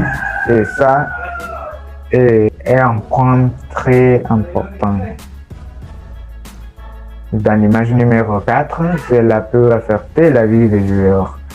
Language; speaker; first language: French; non-native, learner; Spanish